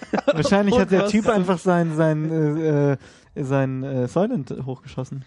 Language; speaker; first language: German; native; German